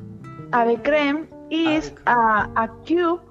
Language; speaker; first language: English; non-native, learner; Spanish